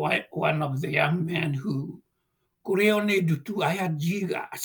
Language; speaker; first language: English; non-native, local second language; Kikuyu